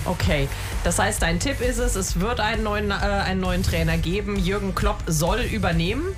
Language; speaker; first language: German; native; German